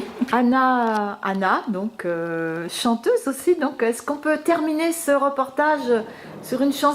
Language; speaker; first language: French; native; French